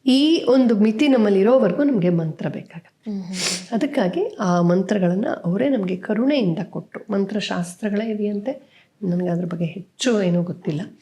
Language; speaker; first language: Kannada; native; Kannada